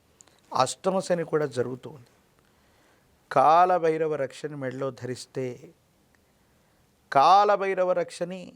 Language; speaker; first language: Telugu; native; Telugu